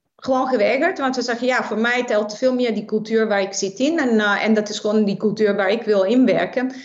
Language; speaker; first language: Dutch; non-native, fluent; Italian